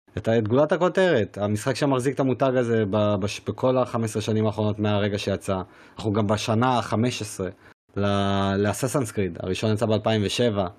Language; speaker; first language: Hebrew; native; Hebrew